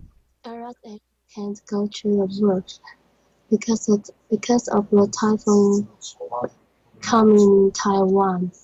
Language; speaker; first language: English; non-native, learner; Chinese